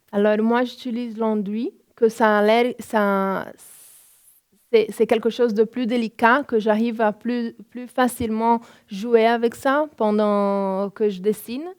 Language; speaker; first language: French; non-native, fluent; Portuguese